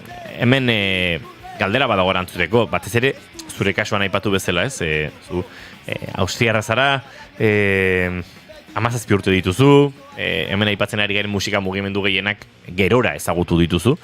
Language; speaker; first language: Basque; native; Basque